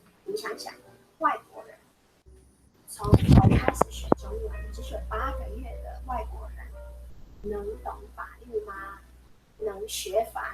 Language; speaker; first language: Chinese; non-native, fluent; Mongolian